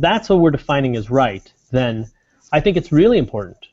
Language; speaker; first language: English; native; English